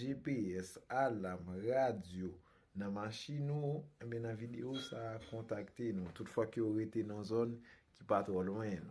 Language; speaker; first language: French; non-native, local second language; Haitian Creole